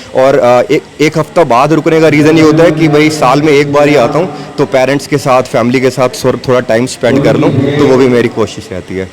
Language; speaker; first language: Hindi; native; Hindi